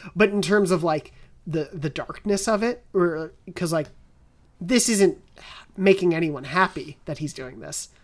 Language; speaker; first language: English; native; English